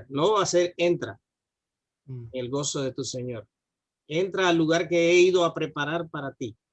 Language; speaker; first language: Spanish; native; Spanish